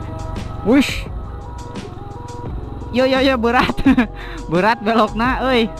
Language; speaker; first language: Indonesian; non-native, local second language; Sundanese